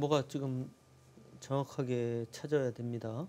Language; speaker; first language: Korean; native; Korean